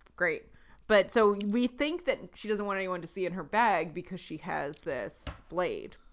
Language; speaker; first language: English; native; English